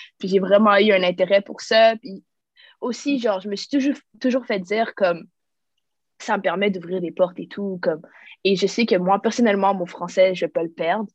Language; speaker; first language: French; native; French